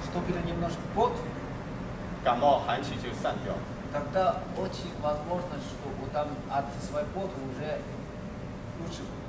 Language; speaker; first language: Russian; non-native, learner; Chinese